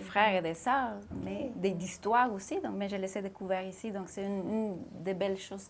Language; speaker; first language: French; non-native, fluent; Spanish